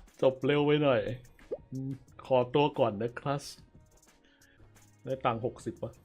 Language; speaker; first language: Thai; native; Thai